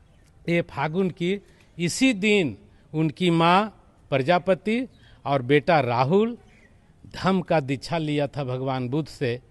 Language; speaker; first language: Hindi; native; Hindi